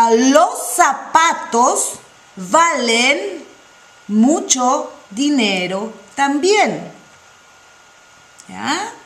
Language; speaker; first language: Spanish; non-native, fluent; English